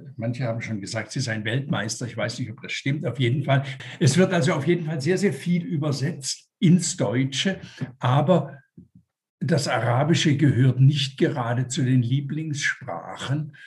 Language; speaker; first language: German; native; German